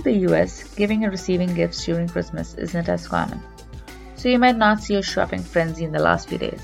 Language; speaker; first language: English; non-native, local second language; Hindi